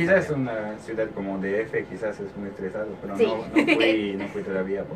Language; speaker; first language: Spanish; non-native, learner; French